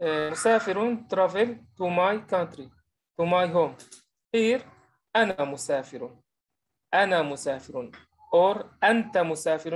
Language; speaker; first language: English; non-native, learner; Arabic